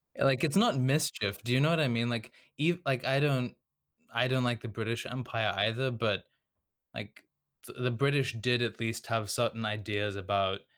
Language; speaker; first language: English; non-native, local second language; Serbian